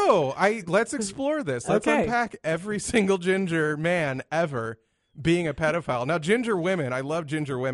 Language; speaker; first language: English; native; English